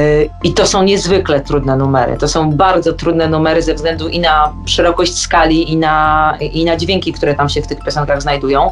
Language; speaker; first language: Polish; native; Polish